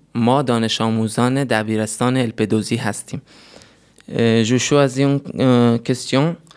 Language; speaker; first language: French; non-native, learner; Persian